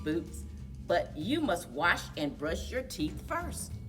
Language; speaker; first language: English; native; English